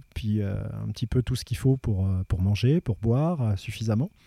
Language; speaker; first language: French; native; French